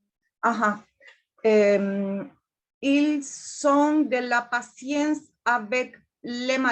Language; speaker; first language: French; non-native, learner; Spanish